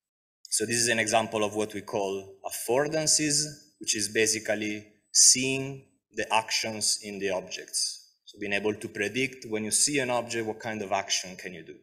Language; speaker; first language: English; non-native, fluent; Italian